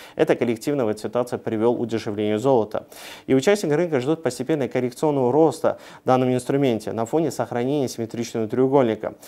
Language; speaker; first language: Russian; non-native, local second language; Uzbek